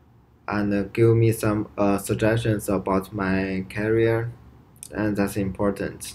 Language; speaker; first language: English; non-native, learner; Chinese